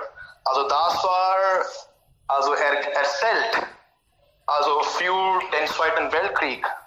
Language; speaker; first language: German; non-native, learner; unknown